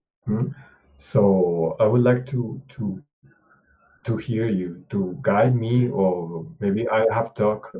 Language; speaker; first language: English; non-native, learner; Spanish